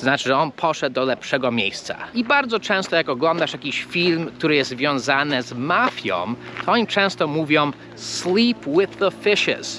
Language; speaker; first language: Polish; non-native, fluent; English